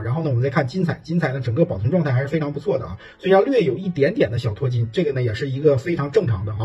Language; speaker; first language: Chinese; native; Chinese